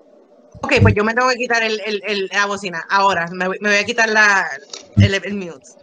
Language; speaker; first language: Spanish; native; Spanish